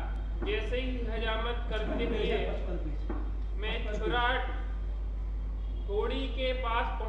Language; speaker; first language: Hindi; native; Hindi